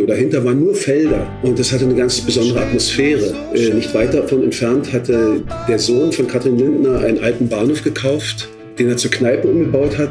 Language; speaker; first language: German; native; German